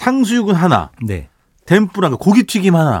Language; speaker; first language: Korean; native; Korean